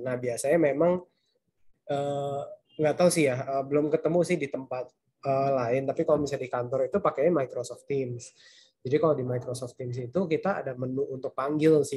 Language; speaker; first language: Indonesian; native; Indonesian